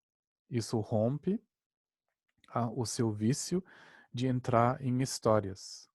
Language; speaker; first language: Portuguese; non-native, fluent; German